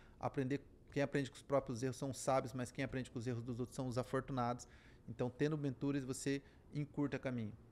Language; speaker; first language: Portuguese; native; Portuguese